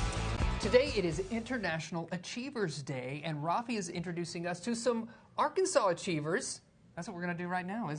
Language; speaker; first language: English; native; English